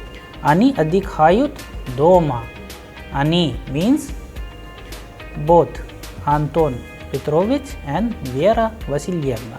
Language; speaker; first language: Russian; non-native, fluent; Hindi